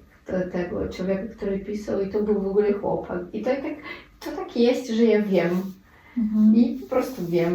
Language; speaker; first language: Polish; non-native, fluent; Russian